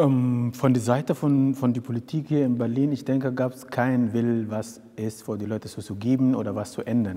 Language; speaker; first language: German; non-native, fluent; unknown